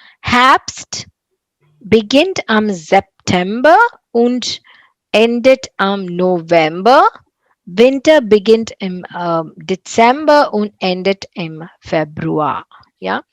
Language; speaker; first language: German; non-native, fluent; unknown